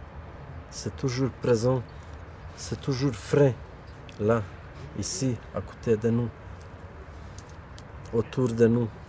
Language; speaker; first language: French; non-native, fluent; Bosnian